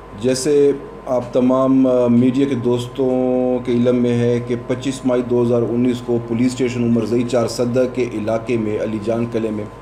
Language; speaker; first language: Urdu; non-native, local second language; Pashto